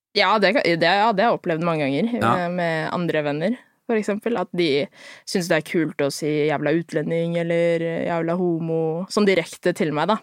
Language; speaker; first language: Norwegian; early bilingual, other home language; Filipino